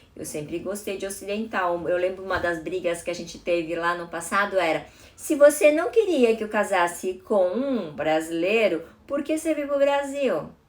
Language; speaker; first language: Portuguese; early bilingual, other home language; Chinese